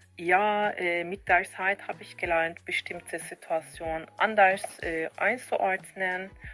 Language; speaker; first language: German; non-native, fluent; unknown